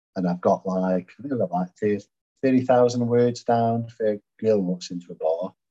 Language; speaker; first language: English; native; English